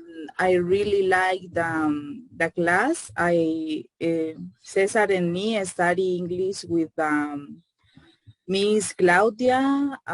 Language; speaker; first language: English; non-native, learner; Spanish